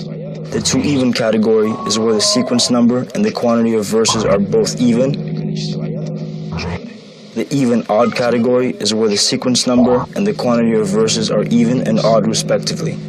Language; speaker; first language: English; non-native, fluent; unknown